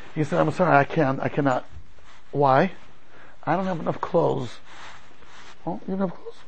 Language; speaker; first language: English; native; English